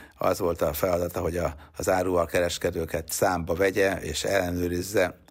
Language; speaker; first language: Hungarian; native; Hungarian